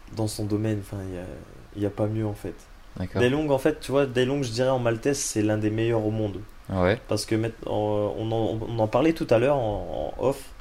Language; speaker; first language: French; native; French